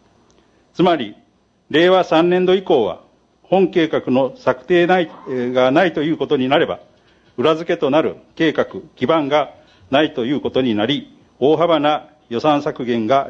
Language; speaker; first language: Japanese; native; Japanese